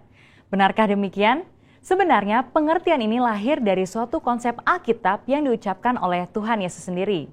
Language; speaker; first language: Indonesian; native; Indonesian